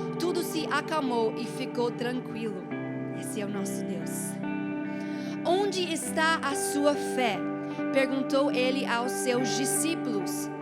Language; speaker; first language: Portuguese; non-native, fluent; English